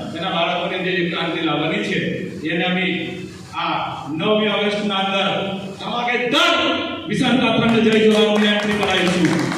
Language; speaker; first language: Gujarati; non-native, local second language; Bhili